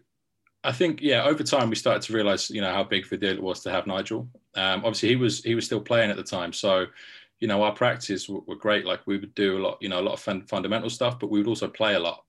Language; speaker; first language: English; native; English